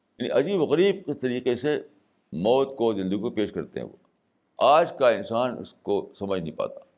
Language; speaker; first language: Urdu; native; Urdu